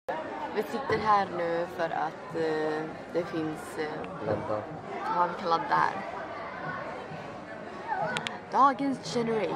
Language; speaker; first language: Swedish; early bilingual, other home language; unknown